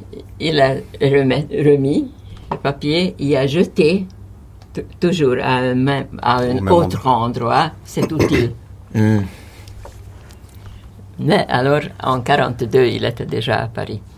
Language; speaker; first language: French; non-native, fluent; Hungarian